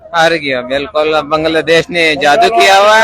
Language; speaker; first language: Hindi; non-native, local second language; Pashto